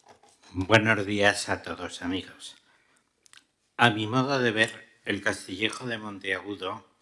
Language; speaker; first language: Spanish; native; Spanish